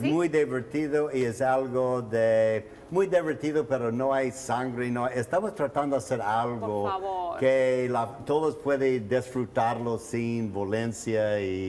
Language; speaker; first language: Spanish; non-native, learner; English